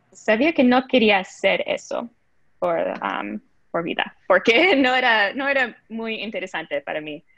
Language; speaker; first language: Spanish; early bilingual, other home language; English